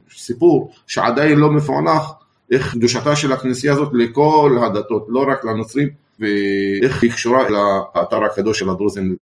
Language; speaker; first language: Hebrew; non-native, local second language; Arabic